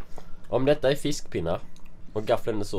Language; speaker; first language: Swedish; native; Swedish